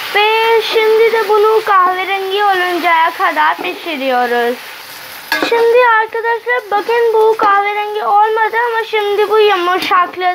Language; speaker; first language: Turkish; non-native, fluent; Urdu